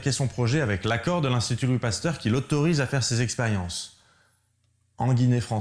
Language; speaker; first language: French; native; French